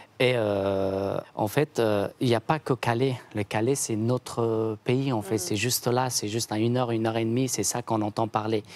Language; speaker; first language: French; non-native, fluent; Persian